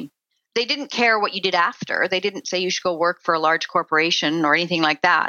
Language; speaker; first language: English; native; English